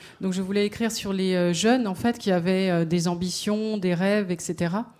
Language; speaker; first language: French; non-native, fluent; Dutch